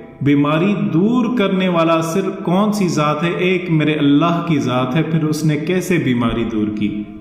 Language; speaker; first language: Urdu; non-native, local second language; Northern Hindko